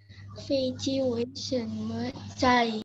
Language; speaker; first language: Chinese; non-native, learner; Indonesian